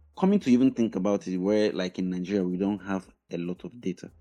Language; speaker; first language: English; non-native, local second language; Igbo